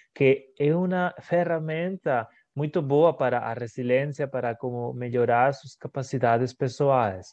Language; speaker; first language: Portuguese; non-native, fluent; Spanish